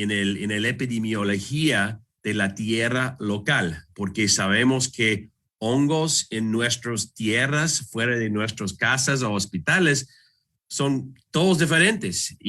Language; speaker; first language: Spanish; non-native, fluent; English